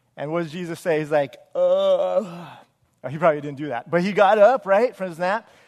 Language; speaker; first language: English; native; English